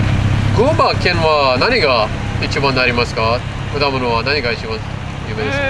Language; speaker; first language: Japanese; non-native, learner; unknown